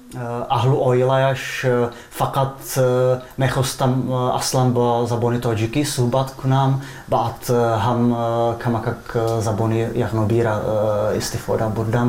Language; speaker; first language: Persian; non-native, fluent; Czech